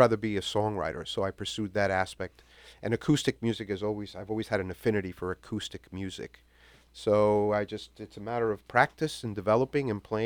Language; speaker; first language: English; native; English